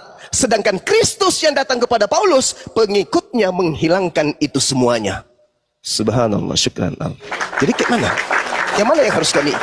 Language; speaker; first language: Indonesian; native; Indonesian